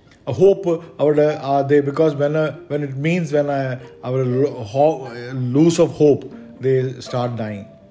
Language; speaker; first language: English; non-native, local second language; Malayalam